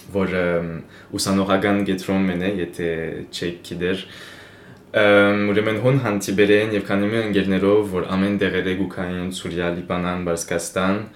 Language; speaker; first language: Armenian; early bilingual, heritage; Armenian